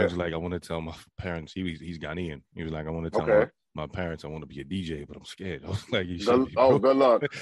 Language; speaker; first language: English; native; English